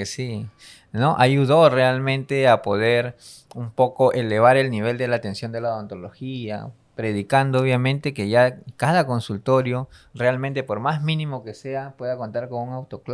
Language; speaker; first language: Spanish; native; Spanish